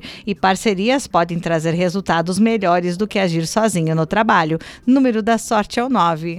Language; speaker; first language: Portuguese; native; Portuguese